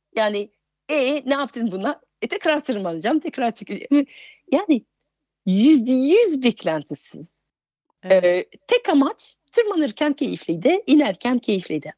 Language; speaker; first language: Turkish; non-native, fluent; French